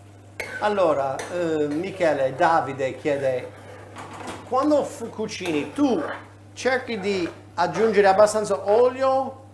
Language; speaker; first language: Italian; non-native, fluent; English